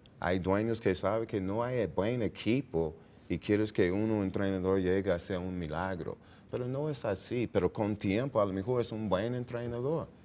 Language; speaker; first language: Spanish; non-native, learner; English